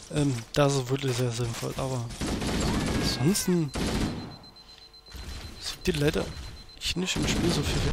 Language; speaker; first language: German; native; German